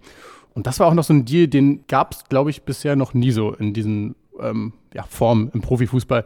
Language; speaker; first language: German; native; German